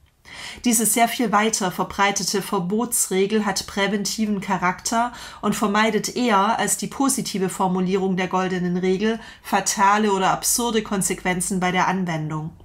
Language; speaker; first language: German; native; German